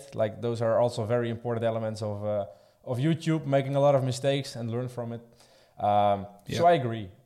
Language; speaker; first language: English; non-native, fluent; Dutch